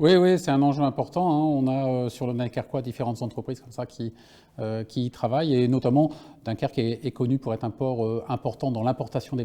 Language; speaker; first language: French; native; French